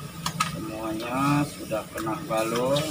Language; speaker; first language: Indonesian; native; Indonesian